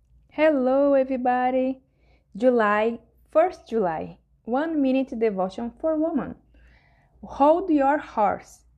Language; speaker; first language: English; non-native, learner; Portuguese